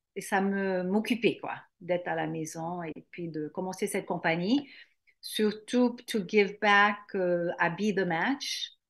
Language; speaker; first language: French; native; French